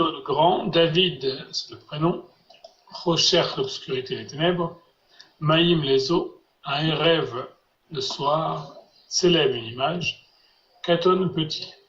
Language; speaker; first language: French; non-native, fluent; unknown